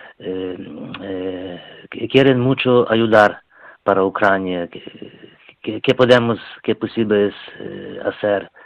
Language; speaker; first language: Spanish; non-native, learner; Ukrainian